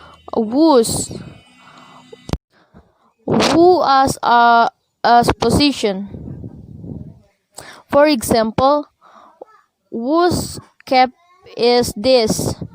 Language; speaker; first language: English; non-native, learner; Indonesian